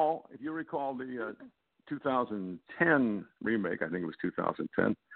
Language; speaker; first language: English; native; English